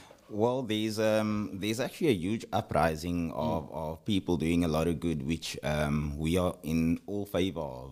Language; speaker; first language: English; early bilingual, other home language; Afrikaans